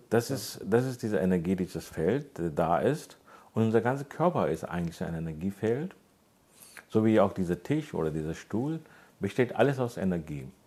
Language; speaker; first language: German; non-native, fluent; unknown